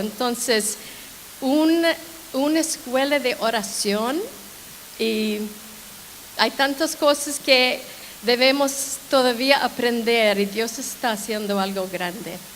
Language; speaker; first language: Spanish; non-native, fluent; English